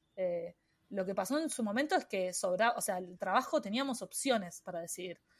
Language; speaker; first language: Spanish; native; Spanish